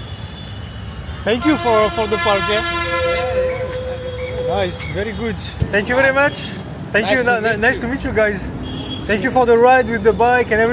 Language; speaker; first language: English; non-native, learner; French